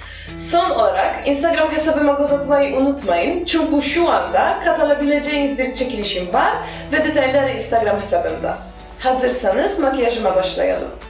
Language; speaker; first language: Turkish; non-native, fluent; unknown